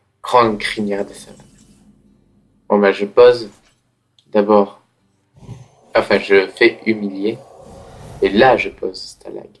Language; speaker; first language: French; native; French